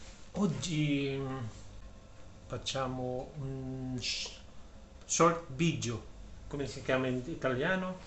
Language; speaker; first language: Italian; non-native, learner; Filipino